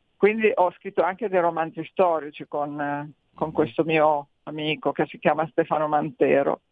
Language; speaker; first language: Italian; native; Italian